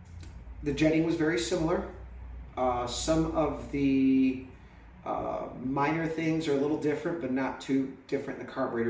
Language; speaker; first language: English; native; English